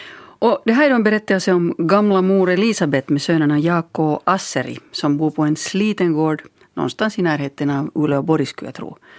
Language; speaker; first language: Swedish; native; Swedish